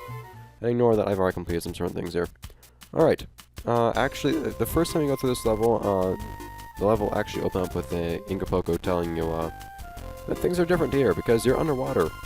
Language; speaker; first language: English; native; English